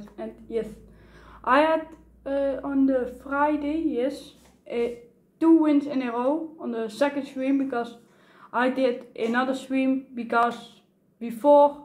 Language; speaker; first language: English; non-native, learner; Dutch